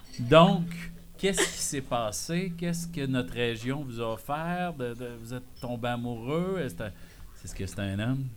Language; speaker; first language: French; native; French